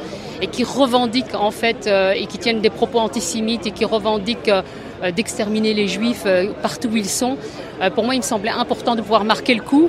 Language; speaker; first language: French; native; French